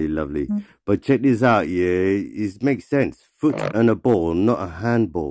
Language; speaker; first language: English; native; English